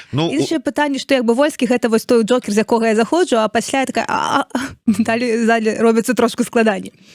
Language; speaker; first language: Belarusian; non-native, local second language; Russian